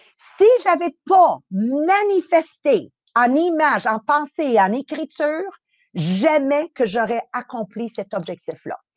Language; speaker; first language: French; early bilingual, other home language; Italian